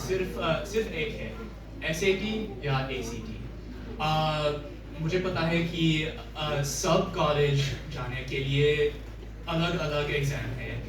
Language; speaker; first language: Hindi; early bilingual, heritage; English